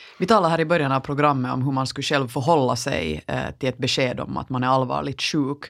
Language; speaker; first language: Swedish; native; Swedish